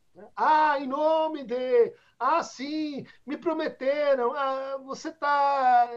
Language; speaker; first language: Portuguese; native; Portuguese